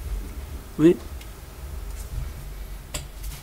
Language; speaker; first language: French; non-native, learner; Spanish